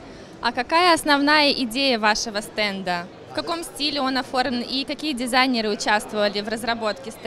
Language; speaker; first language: Russian; native; Russian